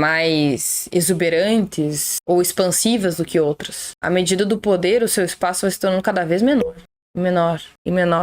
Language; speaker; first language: Portuguese; native; Portuguese